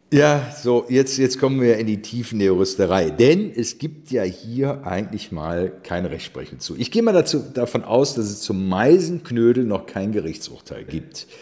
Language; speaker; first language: German; native; German